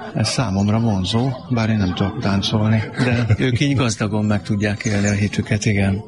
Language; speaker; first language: Hungarian; native; Hungarian